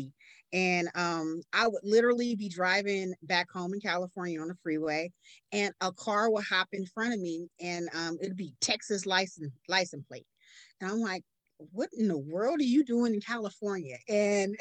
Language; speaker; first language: English; native; English